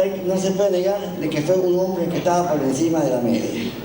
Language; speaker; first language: Spanish; native; Spanish